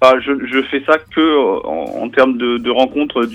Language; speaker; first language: French; native; French